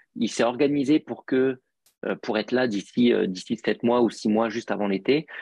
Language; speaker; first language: French; native; French